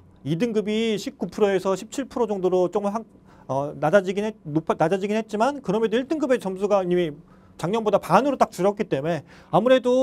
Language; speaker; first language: Korean; native; Korean